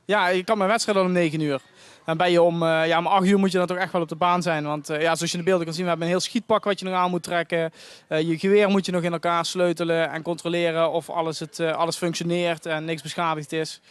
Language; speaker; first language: Dutch; native; Dutch